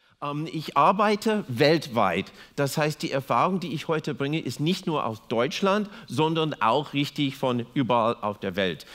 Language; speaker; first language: German; non-native, fluent; English